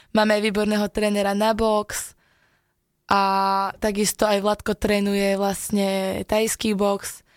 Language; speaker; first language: Slovak; native; Slovak